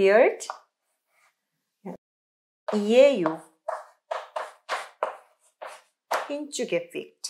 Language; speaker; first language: German; non-native, learner; Korean